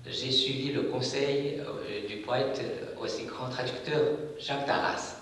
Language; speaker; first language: French; non-native, fluent; Chinese